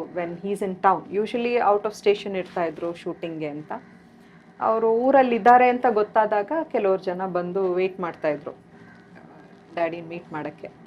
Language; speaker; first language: Kannada; non-native, local second language; Kodava